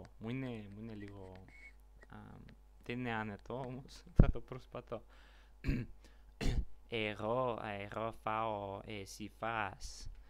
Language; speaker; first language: Greek; non-native, learner; Bulgarian